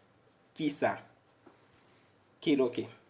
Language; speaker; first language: Spanish; non-native, fluent; Haitian Creole